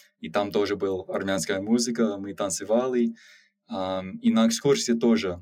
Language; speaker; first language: Russian; non-native, learner; English